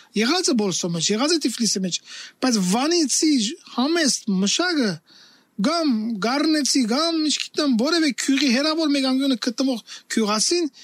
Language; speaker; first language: Armenian; native; Armenian